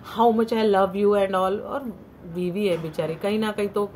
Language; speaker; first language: Hindi; non-native, local second language; Marathi